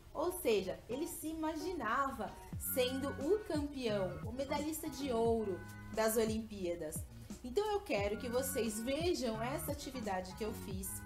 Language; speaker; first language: Portuguese; native; Portuguese